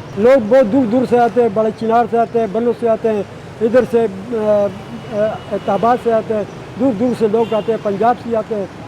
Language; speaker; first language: Urdu; non-native, local second language; Pashto